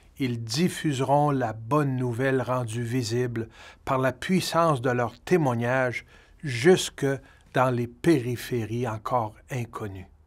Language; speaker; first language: French; native; French